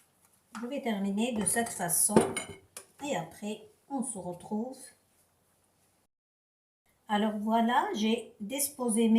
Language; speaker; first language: French; non-native, local second language; Arabic